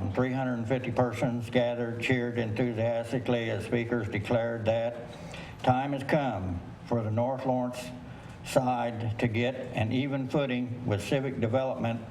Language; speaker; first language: English; native; English